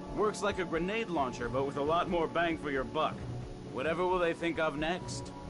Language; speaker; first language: English; native; English